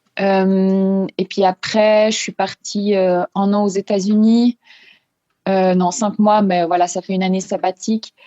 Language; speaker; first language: French; non-native, local second language; Swiss German